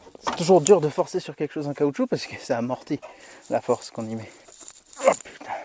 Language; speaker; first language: French; native; French